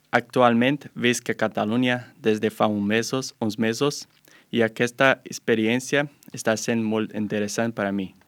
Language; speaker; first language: Catalan; non-native, learner; Portuguese